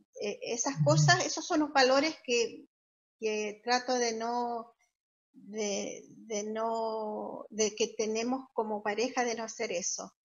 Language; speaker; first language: Spanish; native; Spanish